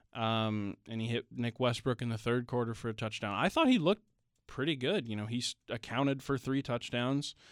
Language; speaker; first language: English; native; English